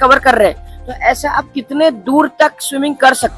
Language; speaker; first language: Hindi; native; Hindi